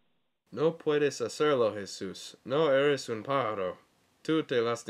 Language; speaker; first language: Spanish; non-native, learner; English